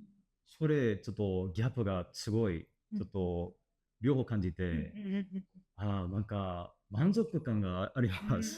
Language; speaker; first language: Japanese; non-native, learner; English